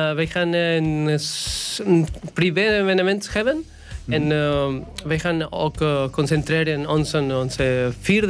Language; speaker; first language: Dutch; non-native, learner; Spanish